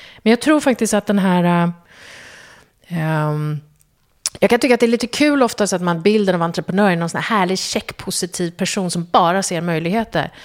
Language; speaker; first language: Swedish; early bilingual, other home language; Kurdish